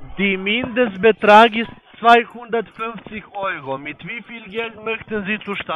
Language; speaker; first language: German; non-native, learner; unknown